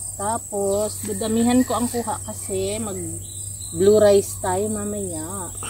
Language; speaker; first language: Filipino; non-native, local second language; Bikol